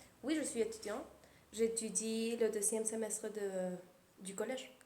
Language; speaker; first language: French; early bilingual, heritage; Spanish